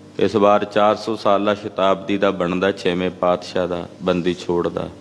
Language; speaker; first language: Punjabi; native; Punjabi